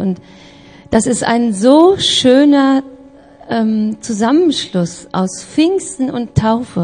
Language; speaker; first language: German; native; German